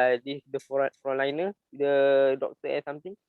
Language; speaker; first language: English; non-native, learner; Malay